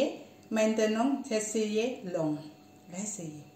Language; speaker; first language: French; non-native, learner; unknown